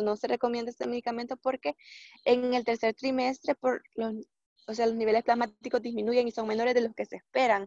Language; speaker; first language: Spanish; native; Spanish